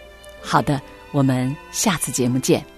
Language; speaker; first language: Chinese; native; Chinese